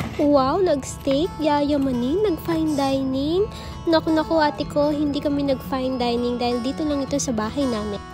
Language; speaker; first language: Filipino; non-native, local second language; Cebuano